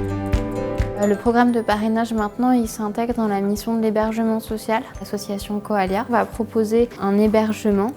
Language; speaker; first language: French; native; French